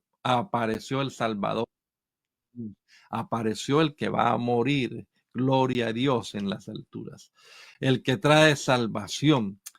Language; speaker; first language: Spanish; native; Spanish